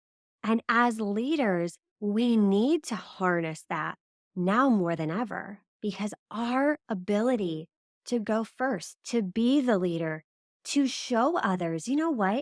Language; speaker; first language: English; native; English